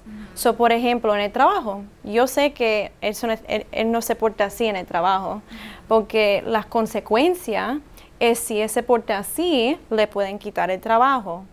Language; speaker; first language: Spanish; early bilingual, heritage; Spanish